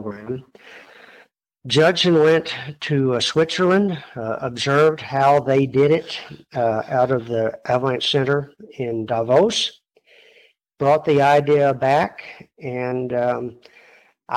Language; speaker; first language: English; native; English